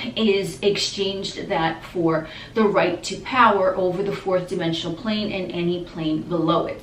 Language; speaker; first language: English; native; English